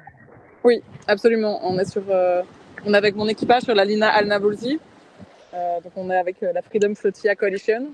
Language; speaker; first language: French; native; French